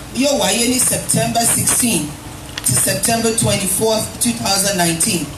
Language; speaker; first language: English; non-native, local second language; Yoruba